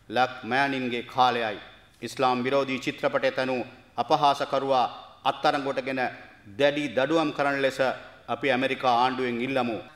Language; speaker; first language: Sinhala; non-native, local second language; Tamil